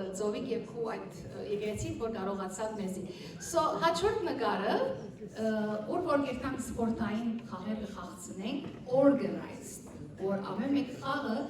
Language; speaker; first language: Armenian; early bilingual, heritage; Armenian